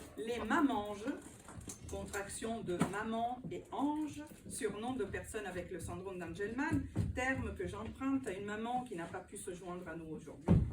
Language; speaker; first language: French; non-native, fluent; Italian